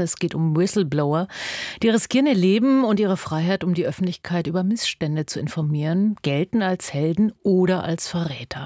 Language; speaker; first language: German; native; German